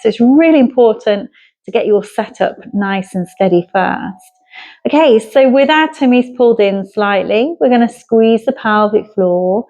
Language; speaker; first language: English; native; English